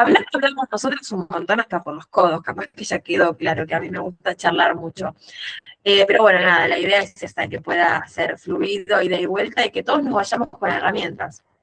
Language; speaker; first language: Spanish; native; Spanish